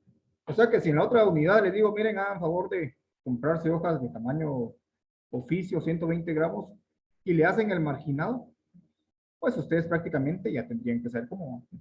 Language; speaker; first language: Spanish; native; Spanish